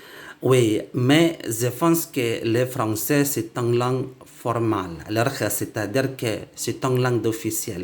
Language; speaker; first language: French; non-native, learner; Indonesian